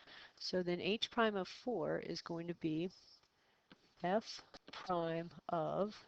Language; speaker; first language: English; native; English